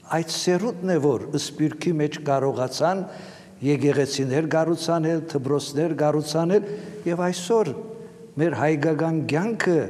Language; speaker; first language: Armenian; early bilingual, heritage; Armenian